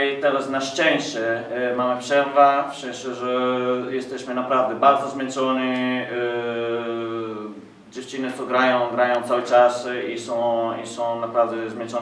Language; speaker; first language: Polish; non-native, fluent; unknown